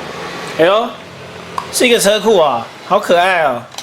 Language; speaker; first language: Chinese; native; Chinese